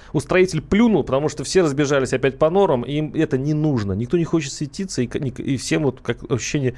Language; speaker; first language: Russian; native; Russian